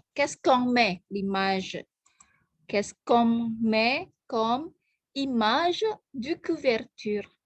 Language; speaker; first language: French; non-native, fluent; Indonesian